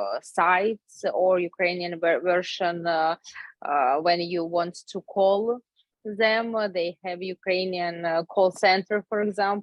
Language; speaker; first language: English; non-native, learner; Ukrainian